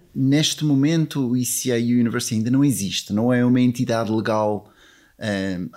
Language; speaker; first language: Portuguese; non-native, fluent; English